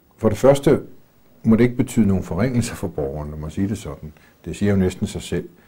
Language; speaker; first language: Danish; native; Danish